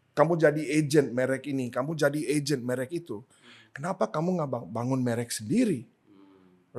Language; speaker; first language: Indonesian; non-native, fluent; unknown